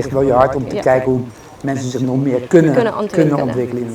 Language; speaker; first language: Dutch; native; Dutch